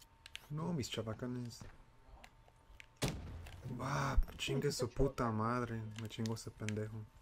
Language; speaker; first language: Spanish; native; Spanish